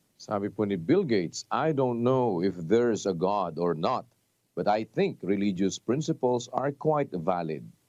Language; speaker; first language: English; non-native, local second language; Filipino